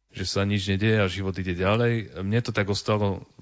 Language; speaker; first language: Slovak; native; Slovak